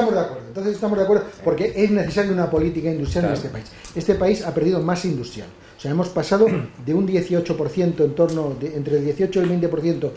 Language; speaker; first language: Spanish; native; Spanish